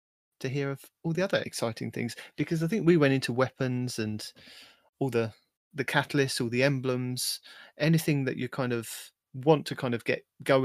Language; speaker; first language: English; native; English